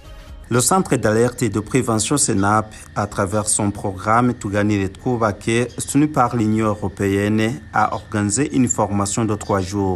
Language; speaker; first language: French; non-native, local second language; Rundi